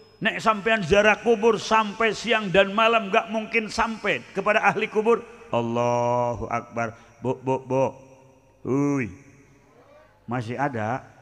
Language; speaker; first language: Indonesian; non-native, local second language; Sundanese